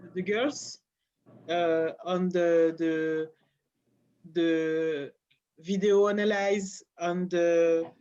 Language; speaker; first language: English; non-native, learner; French